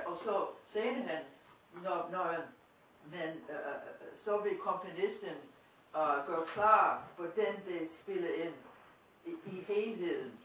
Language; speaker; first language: Danish; non-native, fluent; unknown